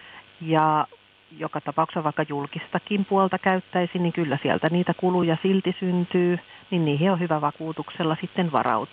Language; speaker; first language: Finnish; native; Finnish